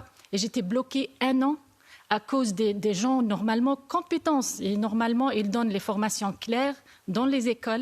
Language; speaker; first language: French; non-native, learner; Arabic